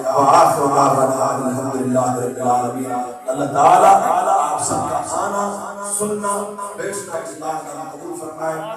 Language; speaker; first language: Urdu; non-native, local second language; Sindhi